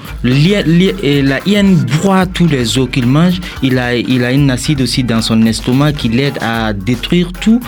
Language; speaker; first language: French; non-native, local second language; Mossi